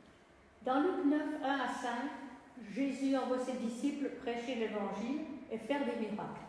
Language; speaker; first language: French; native; French